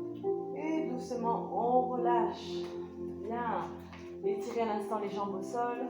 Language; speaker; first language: French; native; French